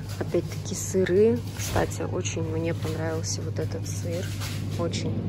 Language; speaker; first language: Russian; native; Russian